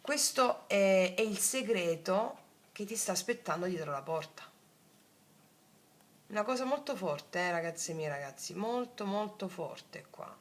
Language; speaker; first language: Italian; native; Italian